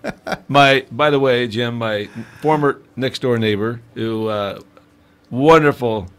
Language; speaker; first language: English; native; English